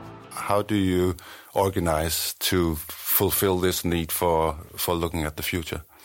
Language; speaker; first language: English; non-native, fluent; Danish